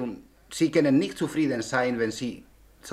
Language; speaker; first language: German; non-native, learner; Spanish